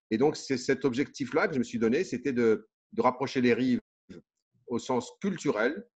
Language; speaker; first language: French; early bilingual, other home language; Kabyle